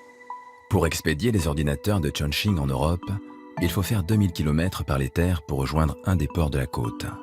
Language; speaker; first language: French; native; French